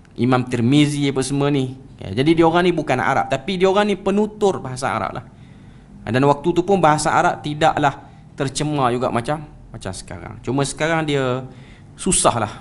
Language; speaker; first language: Malay; native; Malay